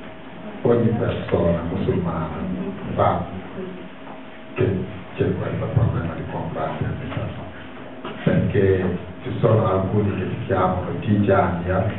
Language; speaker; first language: Italian; non-native, fluent; Wolof